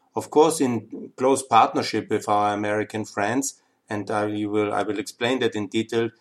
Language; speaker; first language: English; non-native, fluent; German